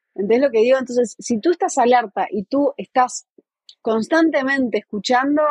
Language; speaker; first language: Spanish; native; Spanish